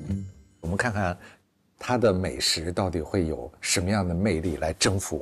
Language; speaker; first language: Chinese; native; Chinese